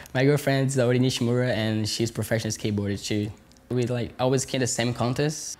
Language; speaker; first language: English; non-native, learner; Portuguese